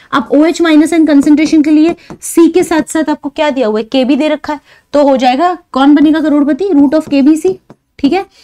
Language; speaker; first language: Hindi; native; Hindi